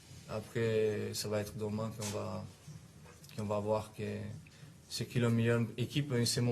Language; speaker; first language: French; non-native, fluent; Italian